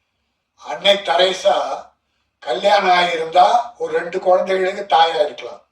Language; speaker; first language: Tamil; native; Tamil